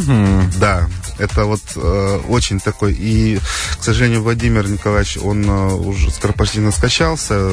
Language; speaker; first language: Russian; native; Russian